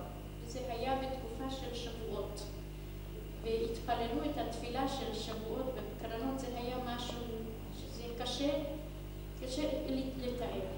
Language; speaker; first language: Hebrew; non-native, fluent; Hungarian